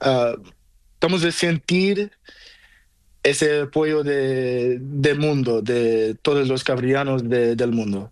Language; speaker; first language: Spanish; non-native, learner; Portuguese